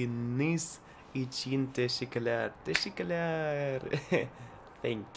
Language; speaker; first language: Turkish; non-native, learner; Russian